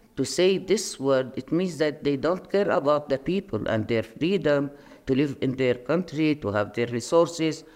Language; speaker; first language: English; non-native, fluent; Arabic